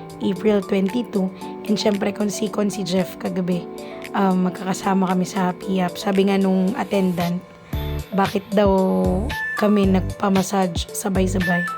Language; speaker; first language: Filipino; non-native, local second language; Bikol